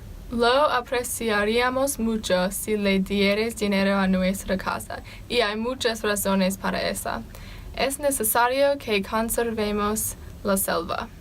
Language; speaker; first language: Spanish; non-native, learner; English